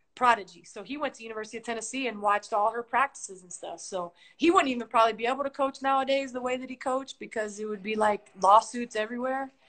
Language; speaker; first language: English; native; English